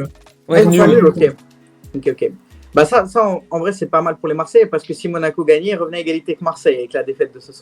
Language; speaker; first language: French; native; French